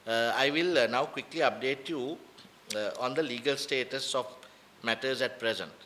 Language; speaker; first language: English; non-native, local second language; Sinhala